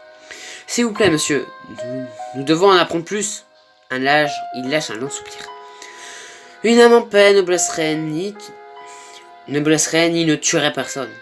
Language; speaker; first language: French; native; French